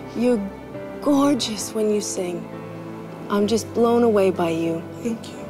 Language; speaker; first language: English; native; English